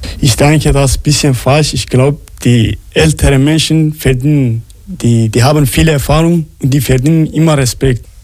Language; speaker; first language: German; non-native, learner; Arabic